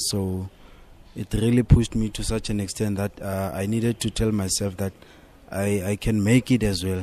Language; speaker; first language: English; non-native, local second language; Zulu